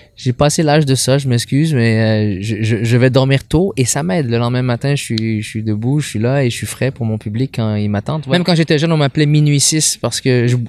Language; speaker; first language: French; native; French